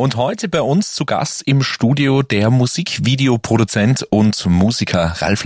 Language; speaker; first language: German; native; German